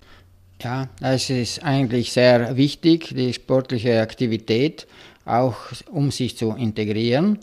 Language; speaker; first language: German; non-native, local second language; Italian